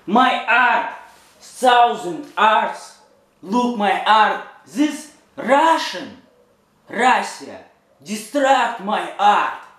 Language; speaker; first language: English; non-native, learner; Russian